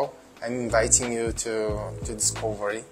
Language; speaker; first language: English; non-native, learner; Portuguese